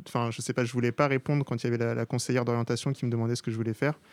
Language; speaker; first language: French; native; French